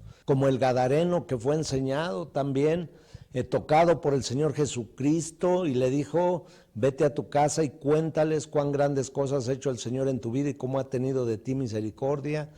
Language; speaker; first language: Spanish; native; Spanish